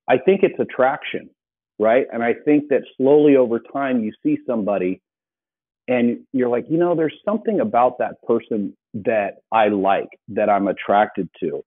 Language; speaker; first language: English; native; English